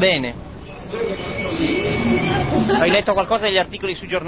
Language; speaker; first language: Italian; native; Italian